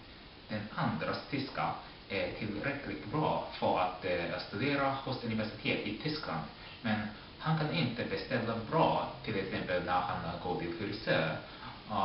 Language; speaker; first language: Swedish; non-native, fluent; Japanese